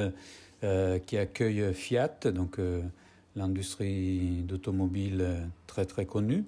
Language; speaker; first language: French; non-native, fluent; Italian